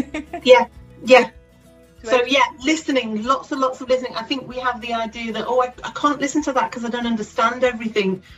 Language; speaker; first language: English; native; English